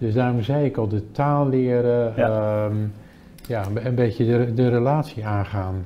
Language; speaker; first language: Dutch; native; Dutch